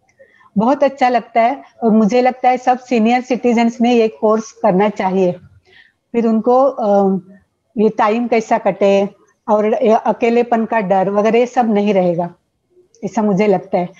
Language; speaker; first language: Hindi; non-native, local second language; Marathi